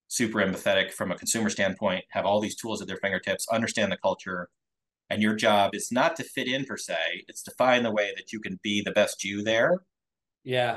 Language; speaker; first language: English; native; English